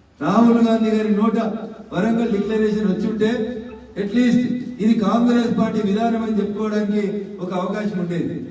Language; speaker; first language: Telugu; native; Telugu